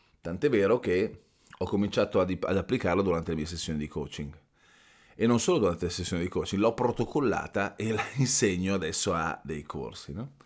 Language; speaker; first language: Italian; native; Italian